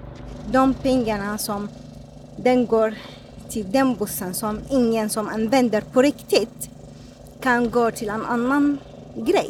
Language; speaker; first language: Swedish; non-native, fluent; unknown